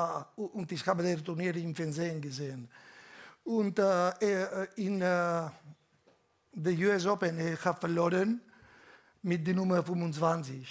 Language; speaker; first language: German; non-native, learner; Catalan